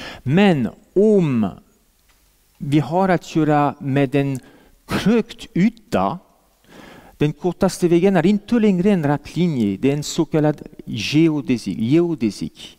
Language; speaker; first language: Swedish; non-native, fluent; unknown